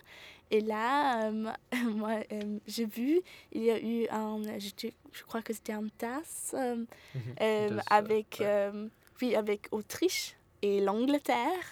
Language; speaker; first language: French; non-native, fluent; German